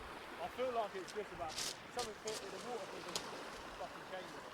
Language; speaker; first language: English; native; English